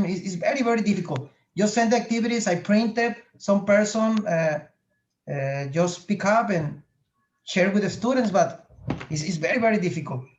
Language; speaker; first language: English; non-native, fluent; Spanish